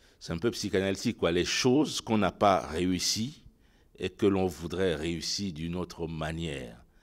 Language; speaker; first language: French; non-native, local second language; Ewe